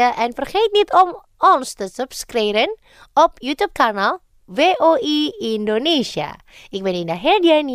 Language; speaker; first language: Dutch; non-native, fluent; Indonesian